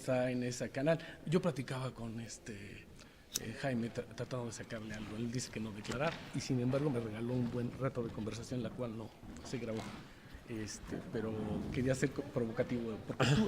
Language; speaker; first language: Spanish; native; Spanish